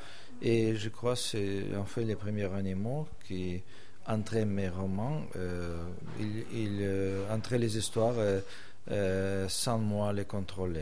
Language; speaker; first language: French; non-native, fluent; Russian